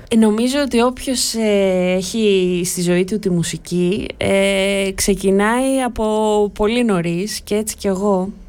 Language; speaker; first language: Greek; early bilingual, other home language; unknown